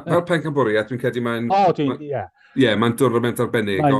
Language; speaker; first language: Welsh; native; Welsh